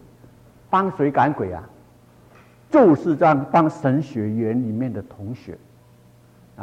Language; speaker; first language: Chinese; non-native, local second language; Cantonese